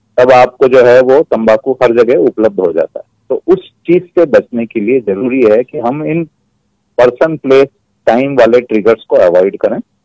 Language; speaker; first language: Hindi; native; Hindi